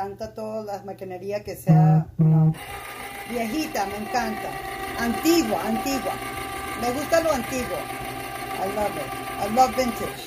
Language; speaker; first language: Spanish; early bilingual, heritage; Spanish